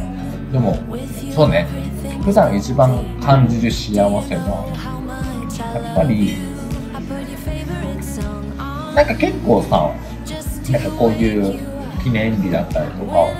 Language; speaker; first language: Japanese; native; Japanese